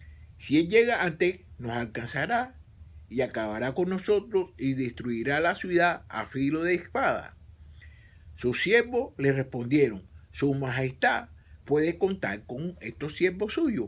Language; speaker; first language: Spanish; native; Spanish